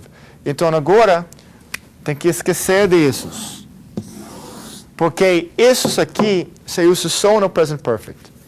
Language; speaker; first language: Portuguese; non-native, fluent; Spanish